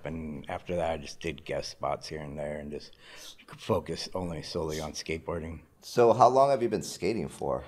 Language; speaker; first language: English; native; English